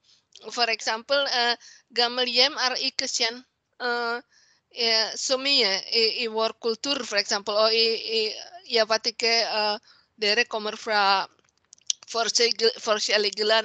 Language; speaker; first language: Norwegian; non-native, learner; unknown